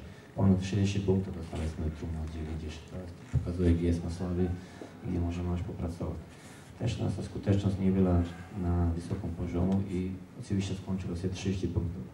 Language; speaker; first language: Polish; non-native, learner; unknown